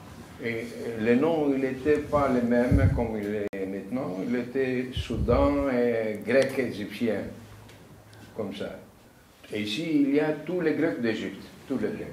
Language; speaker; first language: French; non-native, fluent; Greek